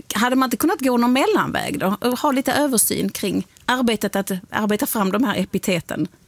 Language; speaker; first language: Swedish; native; Swedish